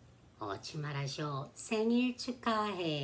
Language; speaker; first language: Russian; non-native, learner; Korean